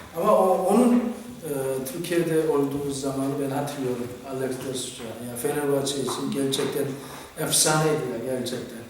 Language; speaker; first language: Turkish; non-native, fluent; Korean